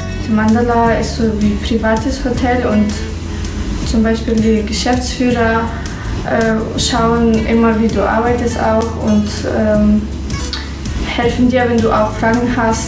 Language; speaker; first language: German; non-native, fluent; Russian